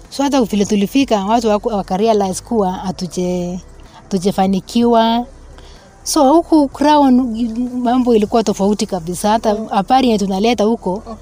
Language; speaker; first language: Swahili; non-native, local second language; Kalenjin